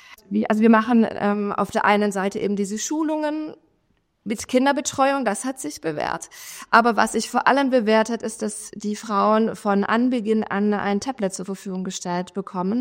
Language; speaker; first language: German; native; German